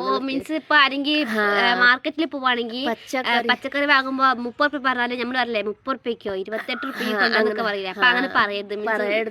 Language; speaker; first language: Malayalam; early bilingual, other home language; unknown